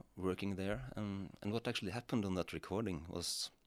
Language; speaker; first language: English; non-native, fluent; Norwegian